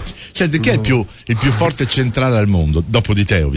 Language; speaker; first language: Italian; native; Italian